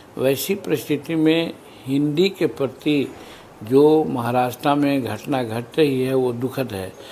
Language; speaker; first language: Hindi; native; Hindi